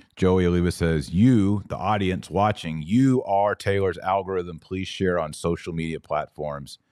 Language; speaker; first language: English; native; English